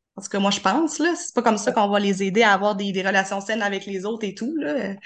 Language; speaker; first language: French; native; French